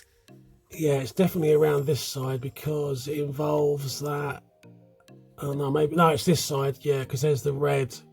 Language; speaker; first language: English; native; English